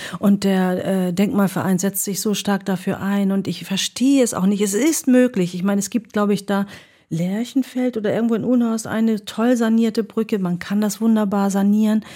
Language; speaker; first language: German; early bilingual, other home language; Greek